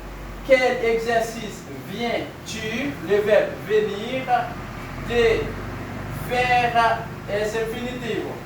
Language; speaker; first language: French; non-native, fluent; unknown